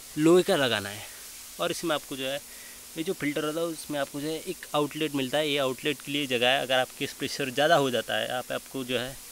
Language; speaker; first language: Hindi; non-native, local second language; Marathi